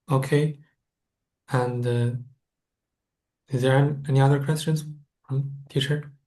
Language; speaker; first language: English; non-native, fluent; Chinese